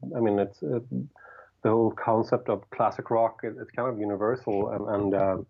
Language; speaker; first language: English; non-native, fluent; Swedish